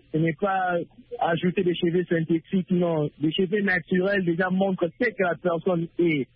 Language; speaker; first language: French; non-native, local second language; Lingala